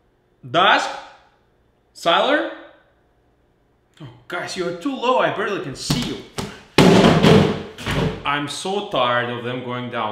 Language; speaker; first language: English; non-native, fluent; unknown